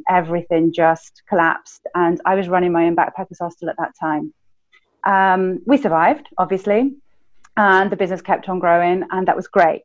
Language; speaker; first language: English; native; English